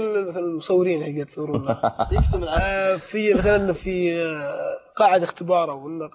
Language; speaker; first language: Arabic; native; Arabic